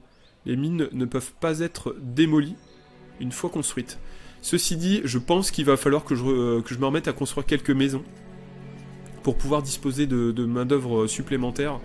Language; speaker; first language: French; native; French